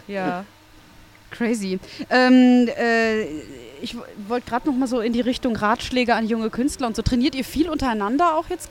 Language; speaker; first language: German; native; German